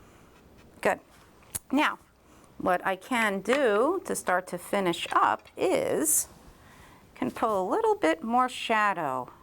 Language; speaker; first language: English; native; English